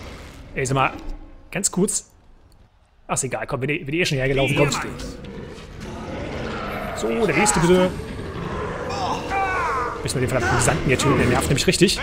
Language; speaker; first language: German; native; German